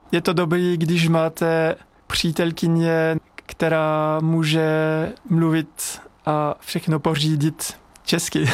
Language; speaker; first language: Czech; non-native, fluent; French